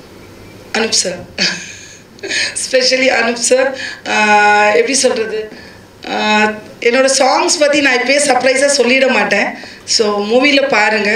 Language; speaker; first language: Tamil; non-native, fluent; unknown